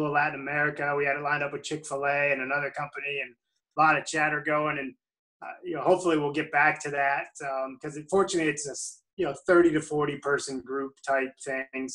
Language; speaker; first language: English; native; English